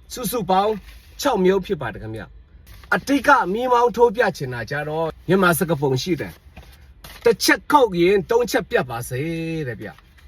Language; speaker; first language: Burmese; non-native, local second language; Shan